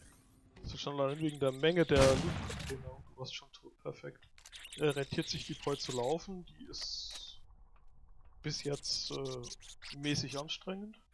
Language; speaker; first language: German; native; German